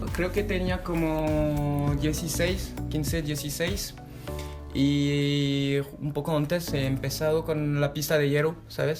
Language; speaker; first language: Spanish; non-native, fluent; French